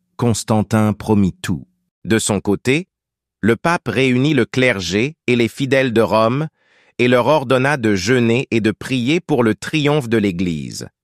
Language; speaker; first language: French; native; French